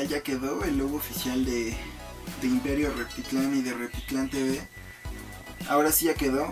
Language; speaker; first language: Spanish; native; Spanish